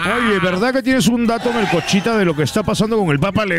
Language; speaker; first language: Spanish; native; Spanish